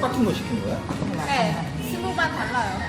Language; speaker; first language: Korean; non-native, learner; Vietnamese